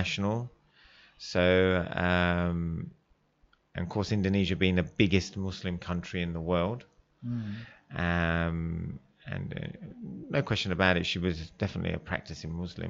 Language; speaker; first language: English; native; English